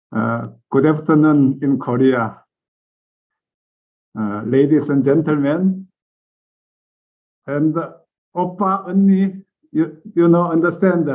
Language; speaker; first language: English; non-native, learner; Korean